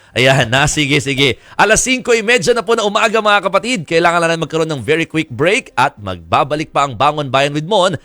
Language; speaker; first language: Filipino; native; Filipino